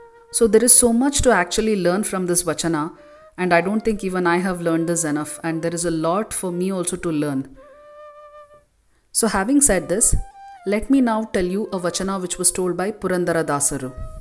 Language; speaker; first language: English; non-native, local second language; Kannada